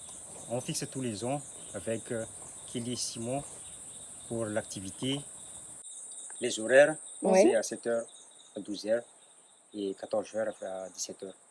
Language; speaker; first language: French; non-native, local second language; Malagasy